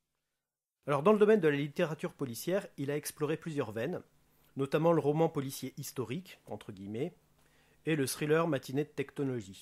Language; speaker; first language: French; native; French